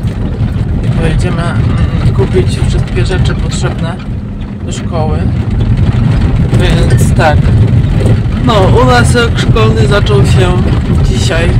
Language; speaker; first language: Polish; native; Polish